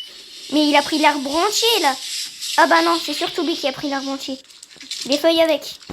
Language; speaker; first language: French; native; French